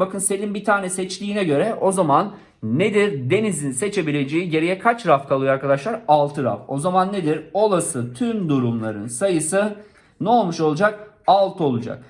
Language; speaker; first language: Turkish; native; Turkish